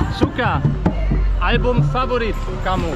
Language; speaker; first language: Indonesian; non-native, learner; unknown